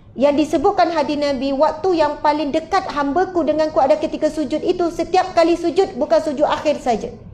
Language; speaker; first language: Malay; native; Malay